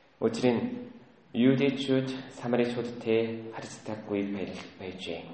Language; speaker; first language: Mongolian; native; Mongolian